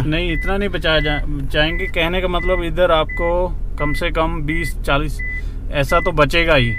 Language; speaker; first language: Hindi; native; Hindi